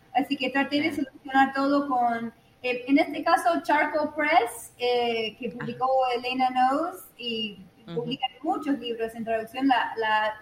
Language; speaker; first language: Spanish; non-native, fluent; English